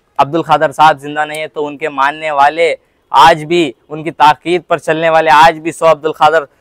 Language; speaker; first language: Hindi; non-native, local second language; Urdu